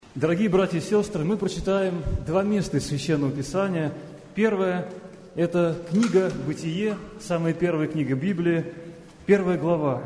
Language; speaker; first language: Russian; native; Russian